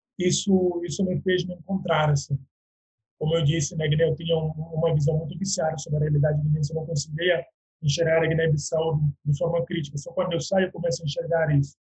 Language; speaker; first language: Portuguese; non-native, local second language; Upper Guinea Crioulo